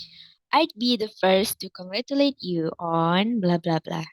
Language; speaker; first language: English; non-native, fluent; Indonesian